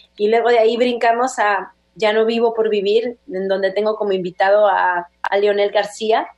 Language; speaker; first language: Spanish; native; Spanish